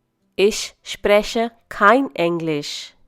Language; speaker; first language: German; non-native, fluent; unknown